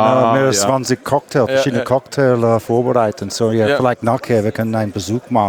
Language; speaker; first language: German; non-native, learner; English